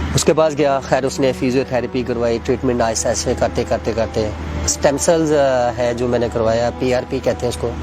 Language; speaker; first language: Urdu; non-native, local second language; Punjabi